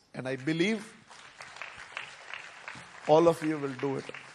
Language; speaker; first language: English; non-native, local second language; Tamil